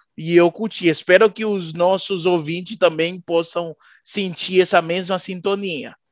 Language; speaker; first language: Portuguese; native; Portuguese